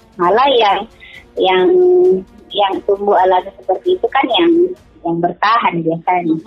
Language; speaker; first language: Indonesian; native; Indonesian